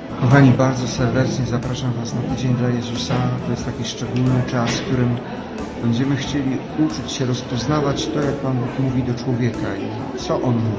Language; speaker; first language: Polish; native; Polish